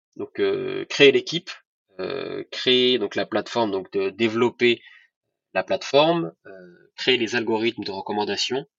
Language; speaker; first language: French; non-native, local second language; Arabic